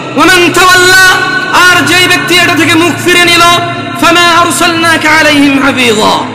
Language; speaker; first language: Bangla; early bilingual, heritage; Bangla